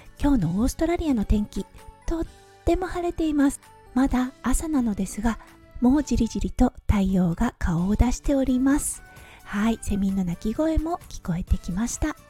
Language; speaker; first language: Japanese; native; Japanese